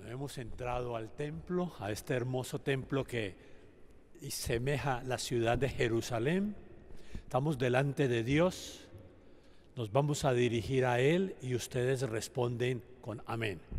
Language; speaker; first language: Spanish; native; Spanish